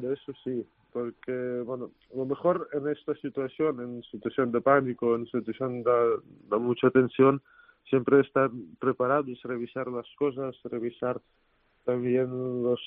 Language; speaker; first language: Spanish; non-native, fluent; Ukrainian